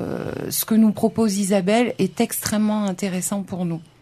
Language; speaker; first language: French; native; French